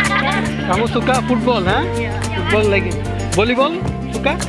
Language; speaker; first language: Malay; non-native, learner; Bangla